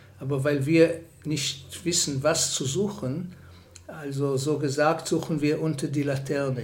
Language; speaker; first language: German; non-native, fluent; Hebrew